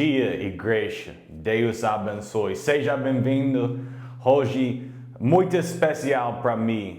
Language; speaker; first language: Portuguese; non-native, learner; English